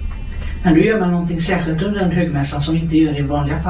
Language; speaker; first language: Swedish; native; Swedish